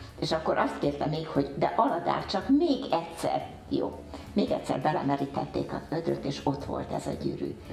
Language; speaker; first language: Hungarian; early bilingual, heritage; Hungarian